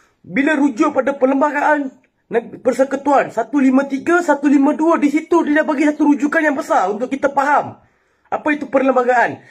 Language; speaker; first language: Malay; non-native, local second language; Tamil